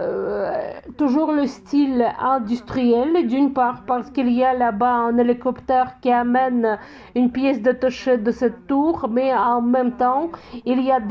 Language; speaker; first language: French; non-native, fluent; Russian